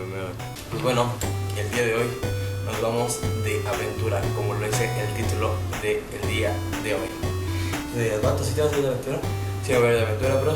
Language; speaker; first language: Spanish; native; Spanish